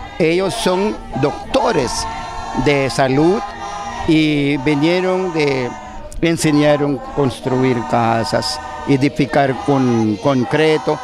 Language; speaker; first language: Spanish; non-native, local second language; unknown